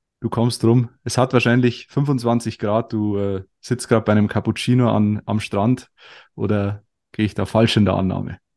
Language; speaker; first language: German; native; German